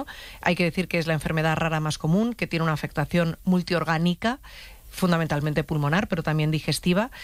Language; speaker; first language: Spanish; native; Spanish